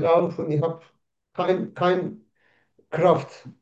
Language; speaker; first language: German; non-native, learner; Turkish